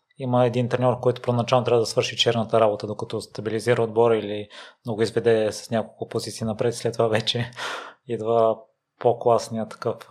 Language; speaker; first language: Bulgarian; native; Bulgarian